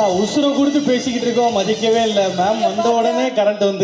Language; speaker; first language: Tamil; native; Tamil